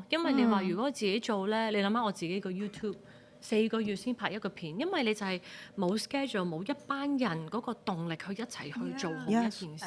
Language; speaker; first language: Cantonese; native; Cantonese